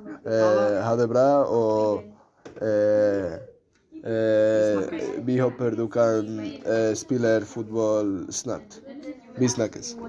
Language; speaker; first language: Norwegian; non-native, learner; Spanish